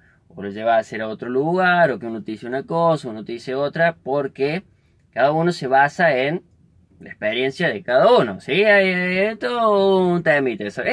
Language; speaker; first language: Spanish; native; Spanish